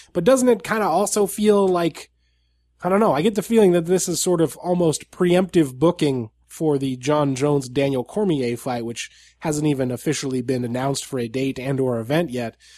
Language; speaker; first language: English; native; English